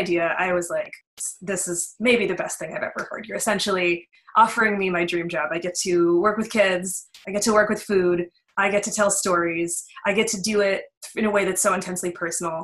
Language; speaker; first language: English; native; English